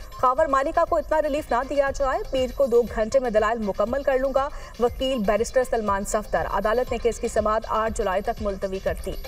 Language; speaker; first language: Urdu; native; Urdu